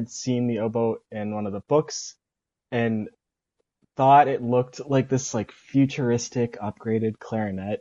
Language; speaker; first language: English; native; English